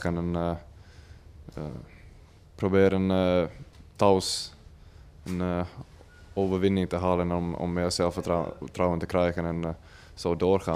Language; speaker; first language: Dutch; non-native, fluent; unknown